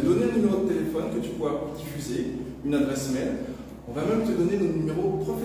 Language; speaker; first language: French; native; French